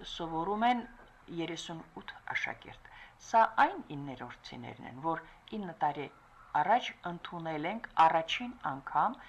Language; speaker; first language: Armenian; native; Armenian